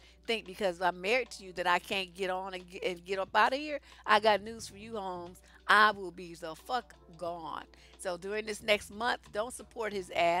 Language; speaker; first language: English; native; English